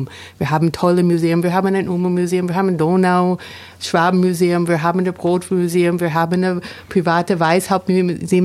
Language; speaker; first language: German; non-native, fluent; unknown